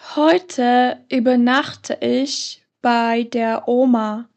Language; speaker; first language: German; non-native, fluent; Slovak